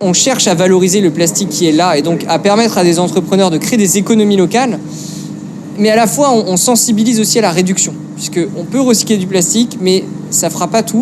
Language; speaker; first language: French; native; French